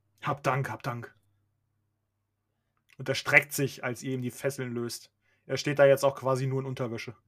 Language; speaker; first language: German; native; German